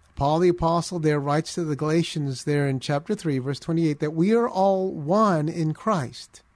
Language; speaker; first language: English; early bilingual, other home language; Filipino